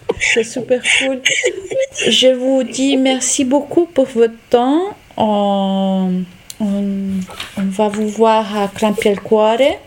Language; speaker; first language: French; non-native, learner; Italian